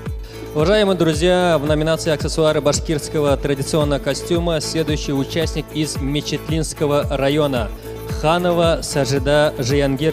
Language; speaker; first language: Russian; non-native, local second language; Bashkir